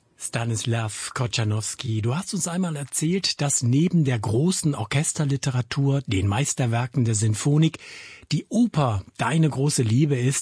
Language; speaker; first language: German; native; German